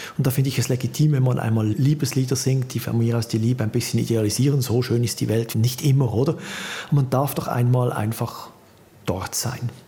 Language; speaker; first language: German; native; German